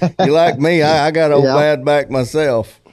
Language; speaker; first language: English; native; English